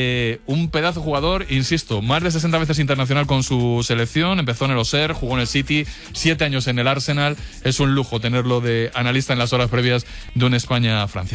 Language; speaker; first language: Spanish; native; Spanish